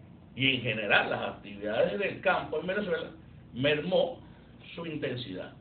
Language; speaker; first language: Spanish; native; Spanish